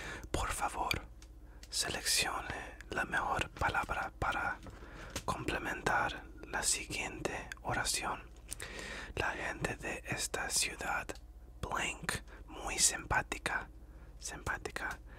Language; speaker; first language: Spanish; non-native, learner; English